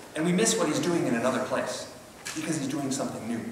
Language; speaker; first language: English; native; English